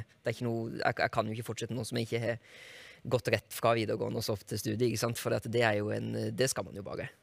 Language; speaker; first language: Norwegian; native; Norwegian